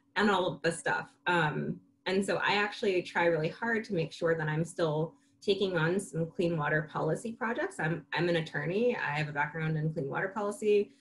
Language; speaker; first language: English; native; English